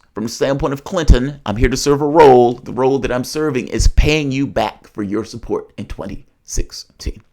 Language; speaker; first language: English; native; English